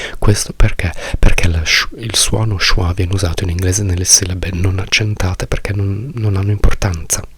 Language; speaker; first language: Italian; native; Italian